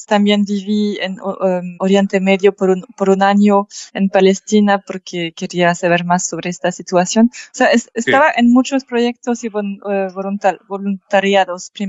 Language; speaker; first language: Spanish; non-native, fluent; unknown